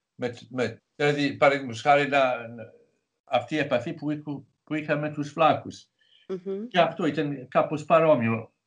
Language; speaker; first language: Greek; non-native, fluent; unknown